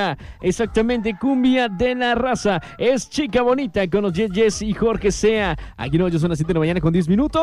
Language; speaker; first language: Spanish; native; Spanish